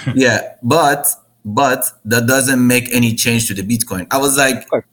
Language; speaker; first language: English; non-native, fluent; Persian